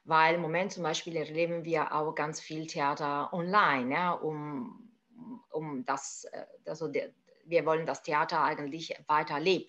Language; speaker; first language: German; non-native, fluent; Italian